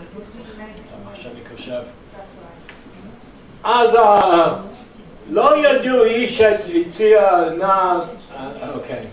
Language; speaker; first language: Hebrew; non-native, fluent; English